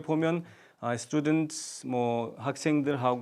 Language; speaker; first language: Korean; non-native, fluent; Urdu